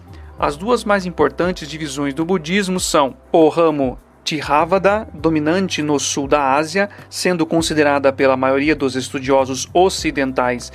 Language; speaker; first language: Portuguese; native; Portuguese